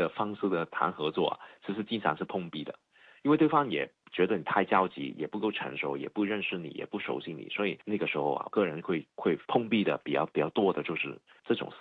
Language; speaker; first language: Chinese; non-native, fluent; Cantonese